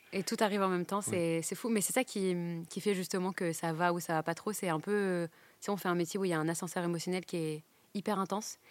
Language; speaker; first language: French; native; French